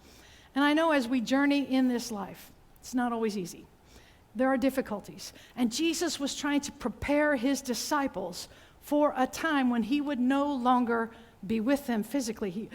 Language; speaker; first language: English; native; English